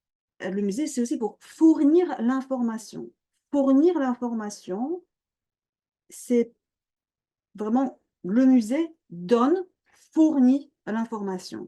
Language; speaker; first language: French; non-native, fluent; Polish